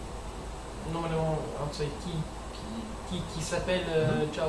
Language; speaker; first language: French; non-native, learner; English